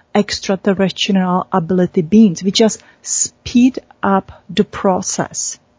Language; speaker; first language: English; non-native, fluent; Czech